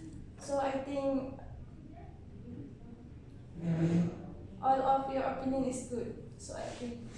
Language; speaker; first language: English; non-native, learner; Malay